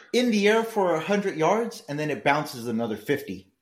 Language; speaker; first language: English; early bilingual, other home language; Spanish